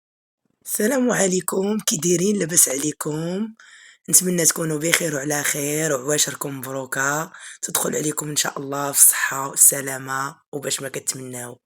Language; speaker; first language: Arabic; native; Arabic